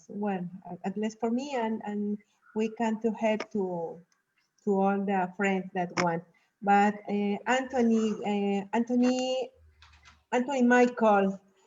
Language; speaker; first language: English; non-native, learner; Spanish